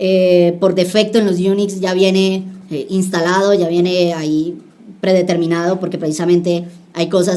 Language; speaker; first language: Spanish; native; Spanish